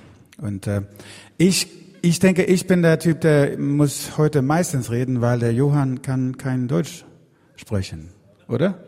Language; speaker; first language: German; non-native, learner; Swedish